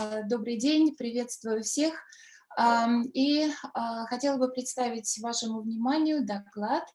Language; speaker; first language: Russian; native; Russian